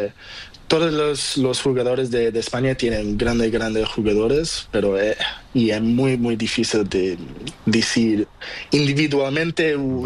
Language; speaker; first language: Spanish; non-native, learner; Portuguese